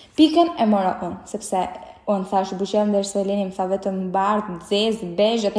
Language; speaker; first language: Albanian; early bilingual, heritage; Albanian